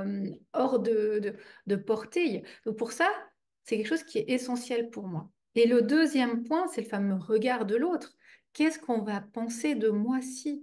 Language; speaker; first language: French; native; French